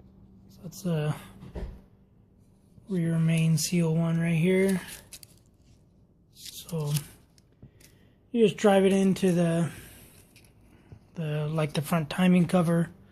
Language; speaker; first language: English; native; English